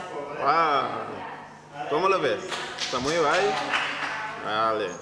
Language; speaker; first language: Spanish; non-native, fluent; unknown